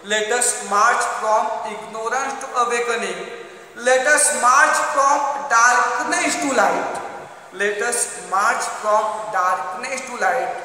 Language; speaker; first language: English; non-native, local second language; Marathi